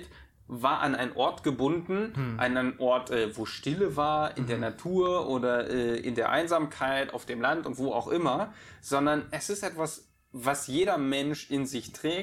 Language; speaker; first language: German; native; German